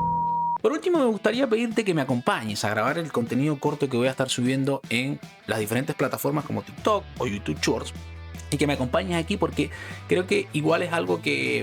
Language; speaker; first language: Spanish; native; Spanish